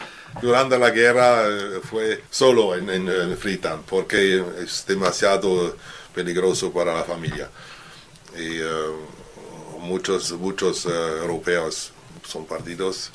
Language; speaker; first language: Spanish; non-native, learner; French